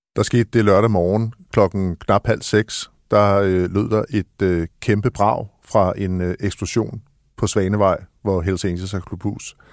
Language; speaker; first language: Danish; native; Danish